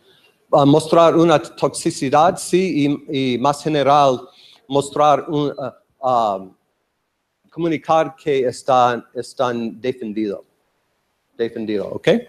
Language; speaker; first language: Spanish; non-native, learner; English